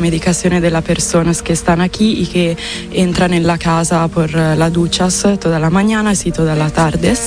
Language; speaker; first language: Spanish; non-native, fluent; Italian